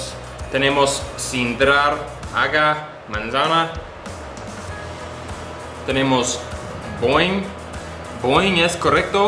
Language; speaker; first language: Spanish; non-native, learner; English